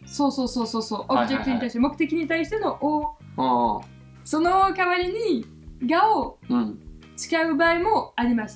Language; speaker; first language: Japanese; non-native, fluent; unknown